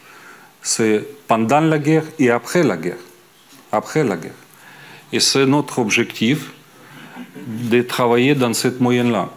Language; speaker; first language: French; non-native, fluent; Ukrainian